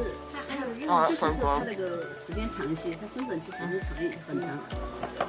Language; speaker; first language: Chinese; native; Chinese